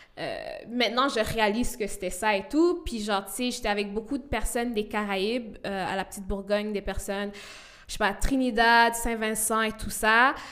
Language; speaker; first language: French; early bilingual, other home language; Rundi